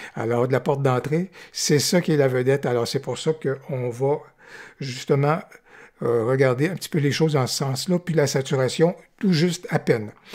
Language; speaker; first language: French; native; French